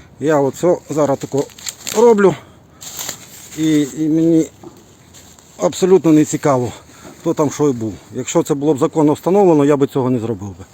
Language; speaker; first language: Ukrainian; native; Ukrainian